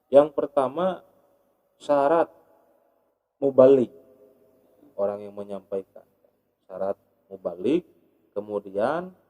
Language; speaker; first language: Indonesian; native; Indonesian